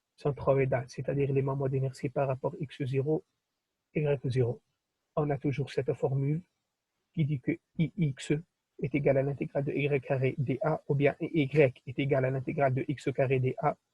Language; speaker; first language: French; non-native, local second language; Arabic